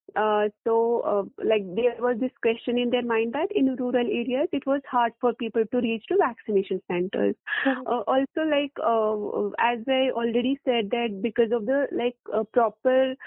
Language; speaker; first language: English; non-native, local second language; Kashmiri